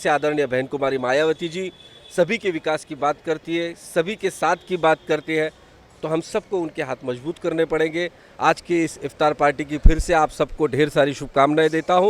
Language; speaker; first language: Hindi; non-native, local second language; Marathi